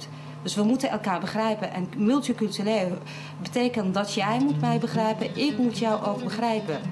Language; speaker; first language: Dutch; early bilingual, other home language; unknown